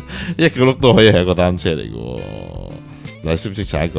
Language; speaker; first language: Cantonese; native; Cantonese